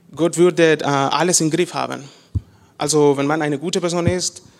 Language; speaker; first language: German; non-native, learner; Spanish